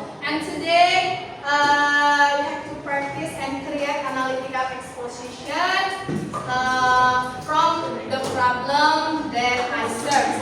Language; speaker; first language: English; non-native, learner; Indonesian